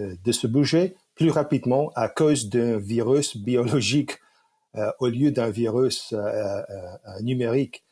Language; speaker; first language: French; non-native, fluent; English